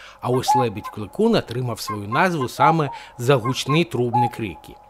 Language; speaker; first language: Ukrainian; non-native, local second language; Russian